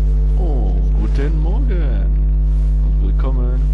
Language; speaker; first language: German; native; German